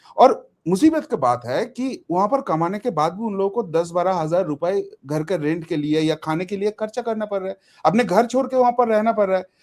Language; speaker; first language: Hindi; non-native, local second language; Bangla